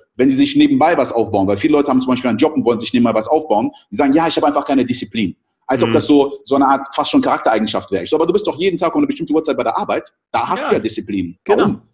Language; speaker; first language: German; early bilingual, other home language; French